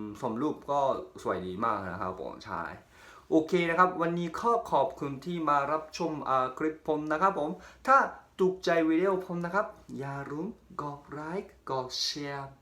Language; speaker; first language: Thai; non-native, fluent; Japanese